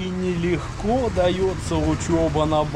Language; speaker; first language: Russian; native; Russian